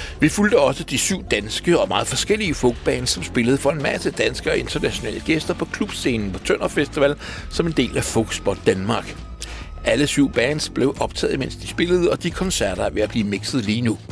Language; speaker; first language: Danish; native; Danish